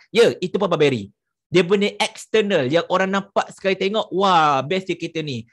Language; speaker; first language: Malay; native; Malay